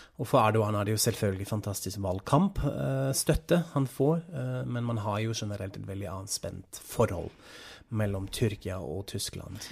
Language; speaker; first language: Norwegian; non-native, fluent; German